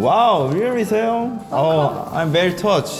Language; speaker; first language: English; non-native, learner; Korean